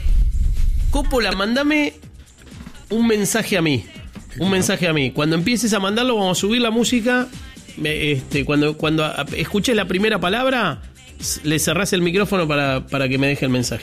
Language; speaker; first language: Spanish; native; Spanish